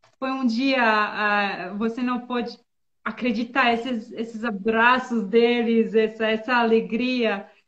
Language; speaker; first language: Portuguese; non-native, learner; Bosnian